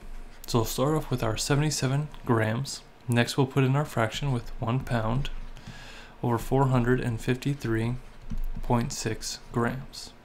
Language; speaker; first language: English; native; English